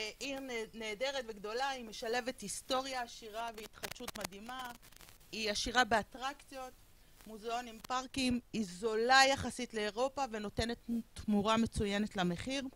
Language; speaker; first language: Hebrew; non-native, fluent; Spanish